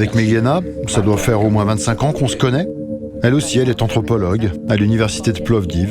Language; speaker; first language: French; native; French